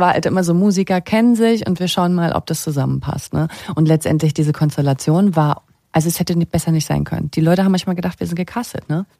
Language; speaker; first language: German; native; German